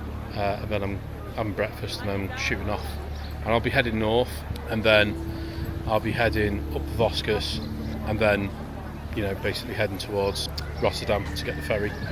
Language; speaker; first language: English; native; English